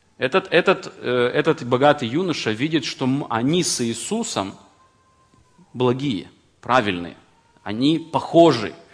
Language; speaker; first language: Russian; native; Russian